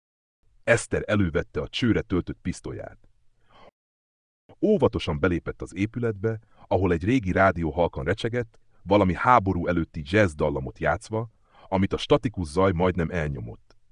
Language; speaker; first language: Hungarian; native; Hungarian